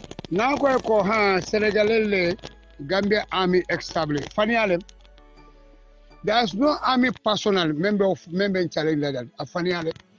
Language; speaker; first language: English; non-native, local second language; Mandingo